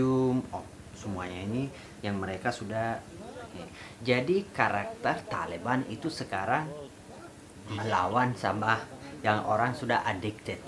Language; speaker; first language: Indonesian; non-native, fluent; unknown